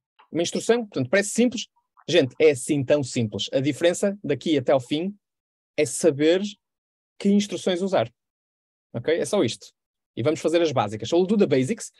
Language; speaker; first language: Portuguese; native; Portuguese